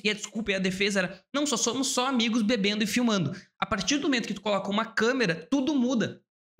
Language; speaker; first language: Portuguese; native; Portuguese